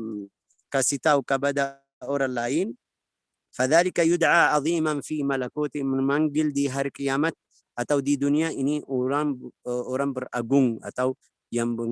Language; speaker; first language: Indonesian; non-native, learner; Arabic